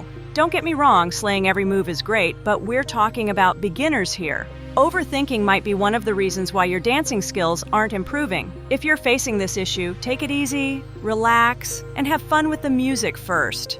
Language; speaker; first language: English; non-native, fluent; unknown